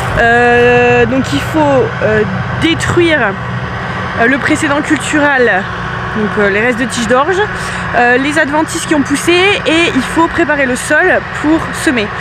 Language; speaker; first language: French; native; French